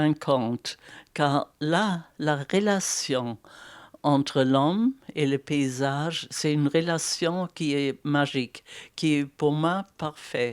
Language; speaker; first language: French; non-native, fluent; German